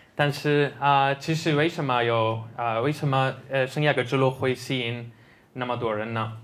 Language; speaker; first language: Chinese; non-native, fluent; Spanish